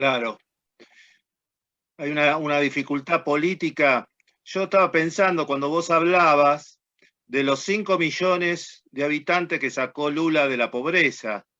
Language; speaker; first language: Spanish; native; Spanish